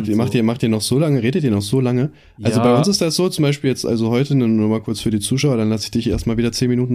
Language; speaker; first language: German; native; German